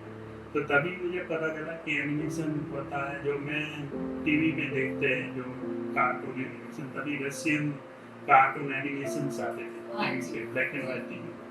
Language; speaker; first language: Hindi; non-native, local second language; Gujarati